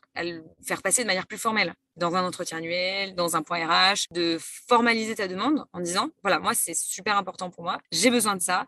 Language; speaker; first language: French; native; French